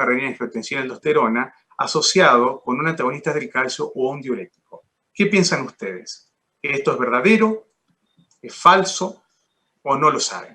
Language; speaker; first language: Spanish; native; Spanish